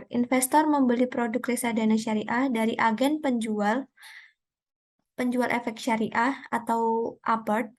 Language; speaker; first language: Indonesian; native; Indonesian